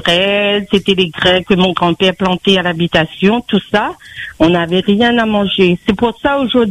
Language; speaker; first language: French; non-native, local second language; Réunion Creole French